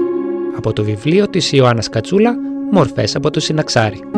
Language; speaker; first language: Greek; native; Greek